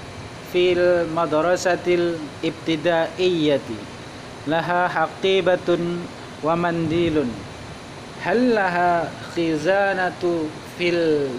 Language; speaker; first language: Arabic; non-native, learner; Indonesian